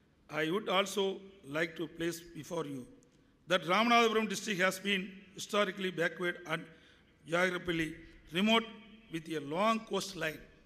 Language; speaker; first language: English; non-native, local second language; Tamil